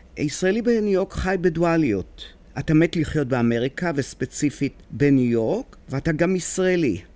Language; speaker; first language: Hebrew; native; Hebrew